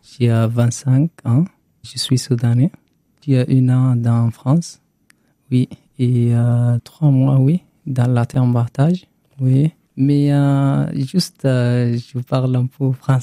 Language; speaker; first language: French; non-native, learner; Arabic